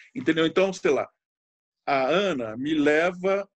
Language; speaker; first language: Portuguese; native; Portuguese